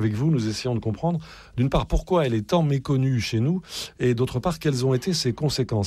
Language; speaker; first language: French; native; French